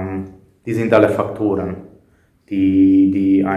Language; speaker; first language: German; non-native, fluent; Hungarian